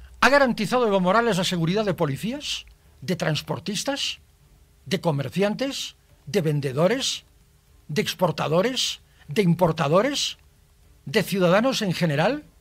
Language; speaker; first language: Spanish; native; Spanish